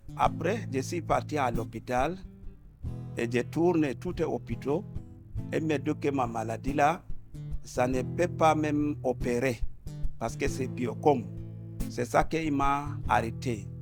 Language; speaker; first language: French; non-native, local second language; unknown